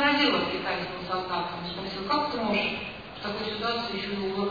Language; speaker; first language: Russian; native; Russian